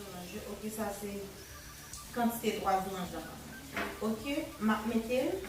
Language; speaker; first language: French; non-native, learner; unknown